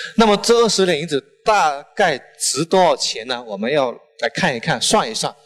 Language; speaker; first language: Chinese; non-native, local second language; Min Nan Chinese